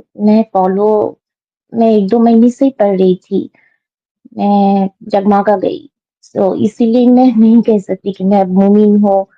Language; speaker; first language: Hindi; non-native, fluent; Bangla